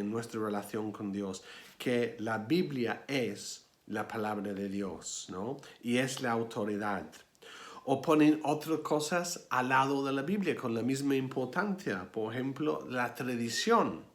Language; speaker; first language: Spanish; non-native, fluent; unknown